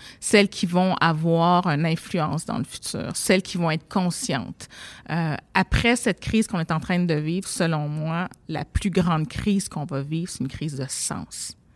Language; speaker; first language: French; native; French